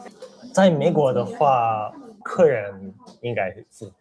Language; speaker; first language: Chinese; non-native, learner; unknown